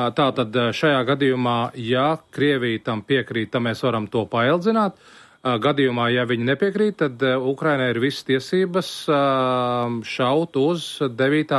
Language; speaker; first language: Latvian; native; Latvian